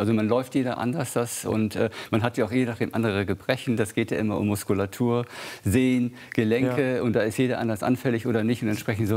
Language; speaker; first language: German; native; German